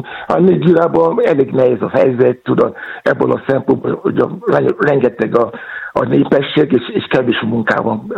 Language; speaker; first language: Hungarian; non-native, fluent; Yoruba